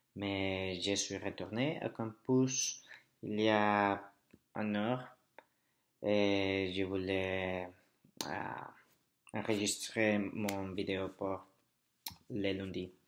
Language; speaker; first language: French; non-native, learner; Spanish